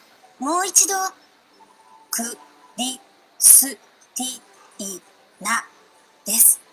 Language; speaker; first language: Japanese; non-native, learner; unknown